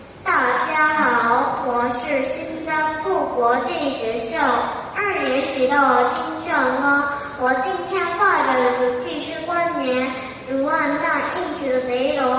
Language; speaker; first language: Chinese; non-native, learner; Korean